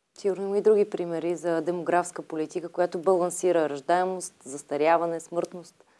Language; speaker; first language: Bulgarian; native; Bulgarian